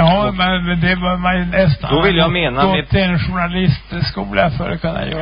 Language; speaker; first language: Swedish; native; Swedish